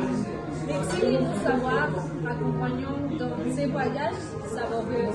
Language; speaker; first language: French; non-native, learner; Spanish